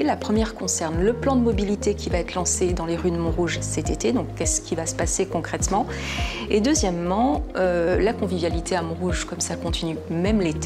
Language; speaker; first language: French; native; French